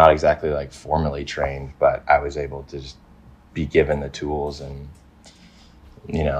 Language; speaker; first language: English; native; English